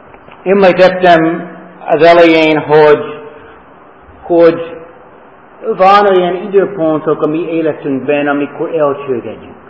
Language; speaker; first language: Hungarian; non-native, fluent; English